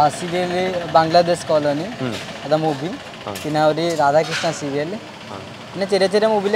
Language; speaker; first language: Malayalam; non-native, learner; Odia